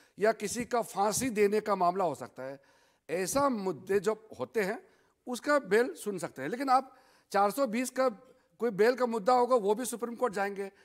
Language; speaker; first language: Hindi; non-native, local second language; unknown